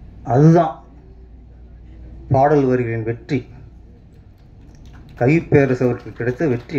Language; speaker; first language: Tamil; native; Tamil